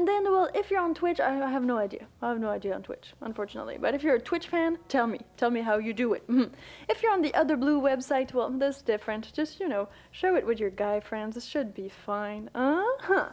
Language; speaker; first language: English; non-native, fluent; French